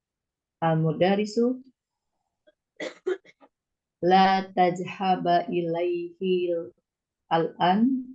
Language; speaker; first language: Arabic; non-native, learner; Indonesian